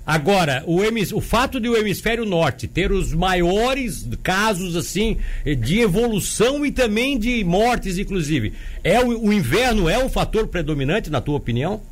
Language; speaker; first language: Portuguese; native; Portuguese